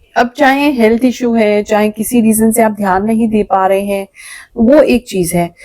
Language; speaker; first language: Hindi; native; Hindi